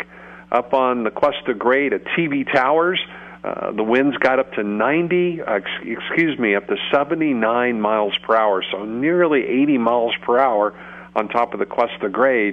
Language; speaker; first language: English; native; English